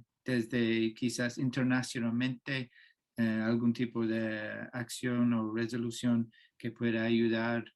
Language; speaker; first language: Spanish; non-native, fluent; English